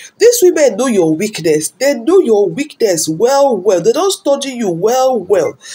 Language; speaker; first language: Nigerian Pidgin; non-native, local second language; Yoruba